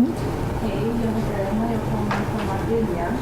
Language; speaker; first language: Swedish; non-native, learner; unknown